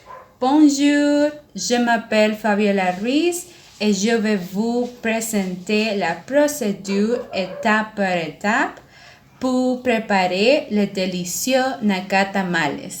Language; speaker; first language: French; non-native, learner; Spanish